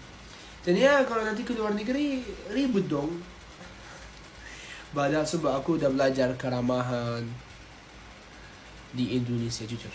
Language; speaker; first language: Indonesian; non-native, fluent; Arabic